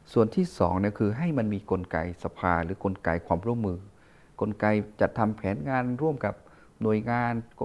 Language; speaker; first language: Thai; non-native, local second language; Karen languages